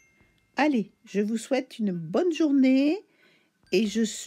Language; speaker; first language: French; native; French